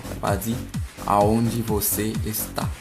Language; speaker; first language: Portuguese; non-native, learner; Haitian Creole